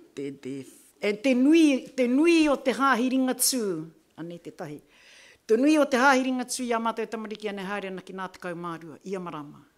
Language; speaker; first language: Māori; native; Māori